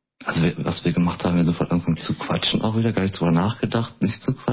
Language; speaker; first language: German; native; German